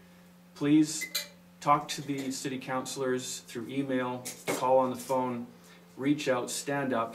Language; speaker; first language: English; native; English